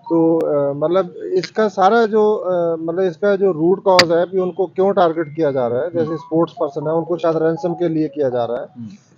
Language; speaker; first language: Hindi; non-native, local second language; Punjabi